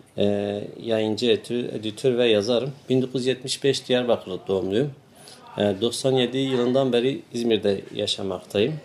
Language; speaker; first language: Turkish; non-native, local second language; Kurdish